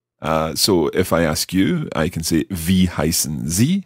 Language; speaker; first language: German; non-native, learner; English